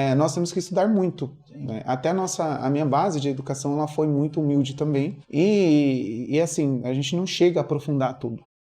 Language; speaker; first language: Portuguese; native; Portuguese